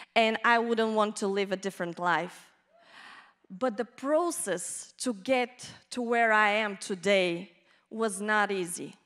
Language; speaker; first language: English; non-native, fluent; Bulgarian